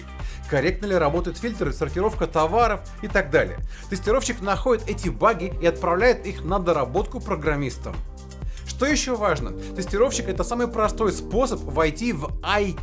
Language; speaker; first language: Russian; native; Russian